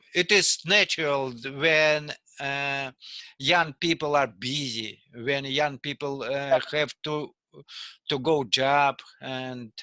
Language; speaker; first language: English; non-native, learner; Russian